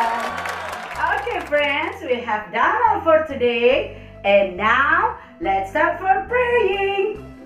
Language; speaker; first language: English; non-native, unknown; Indonesian